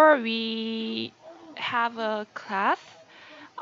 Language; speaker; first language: English; non-native, learner; Korean